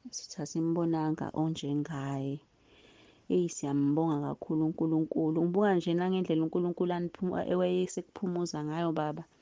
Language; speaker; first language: Zulu; native; Zulu